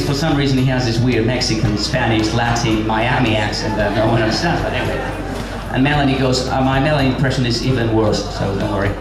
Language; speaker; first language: English; non-native, fluent; Spanish